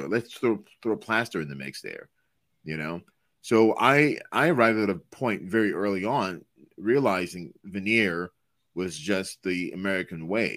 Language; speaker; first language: English; non-native, local second language; Yoruba